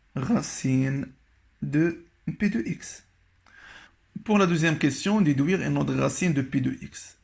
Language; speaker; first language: French; non-native, local second language; Arabic